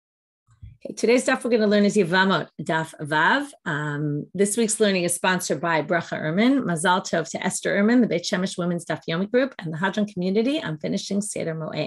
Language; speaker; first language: English; native; English